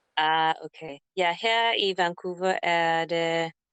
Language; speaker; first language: Danish; non-native, learner; English